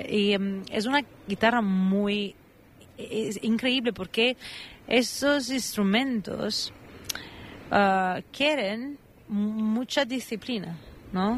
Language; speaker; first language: Spanish; non-native, fluent; Italian